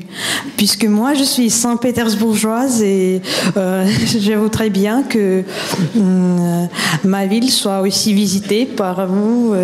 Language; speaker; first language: French; non-native, fluent; Russian